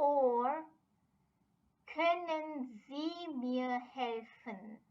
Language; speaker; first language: German; non-native, fluent; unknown